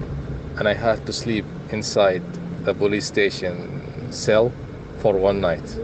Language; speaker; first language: English; non-native, fluent; Arabic